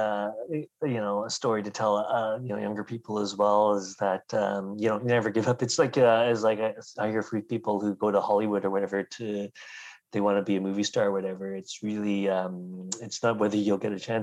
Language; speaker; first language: English; native; English